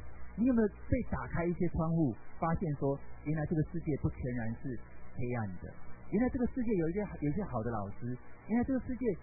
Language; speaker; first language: Chinese; native; Chinese